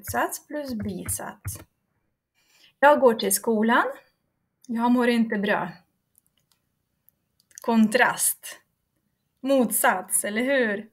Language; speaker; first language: Swedish; non-native, fluent; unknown